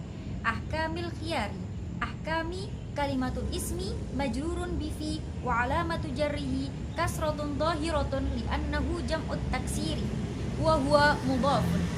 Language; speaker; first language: Arabic; non-native, learner; Indonesian